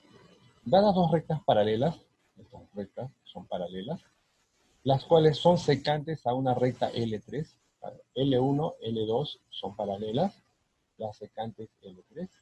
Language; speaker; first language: Spanish; native; Spanish